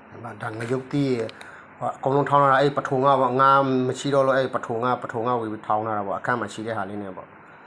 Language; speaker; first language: Burmese; non-native, local second language; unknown